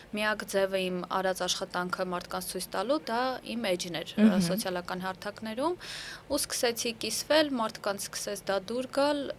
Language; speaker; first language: Armenian; native; Armenian